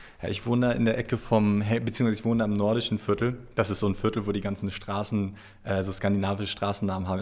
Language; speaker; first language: German; native; German